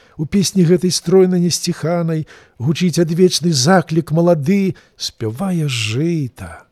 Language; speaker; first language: Belarusian; native; Belarusian